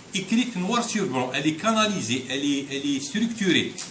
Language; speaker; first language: French; non-native, local second language; Arabic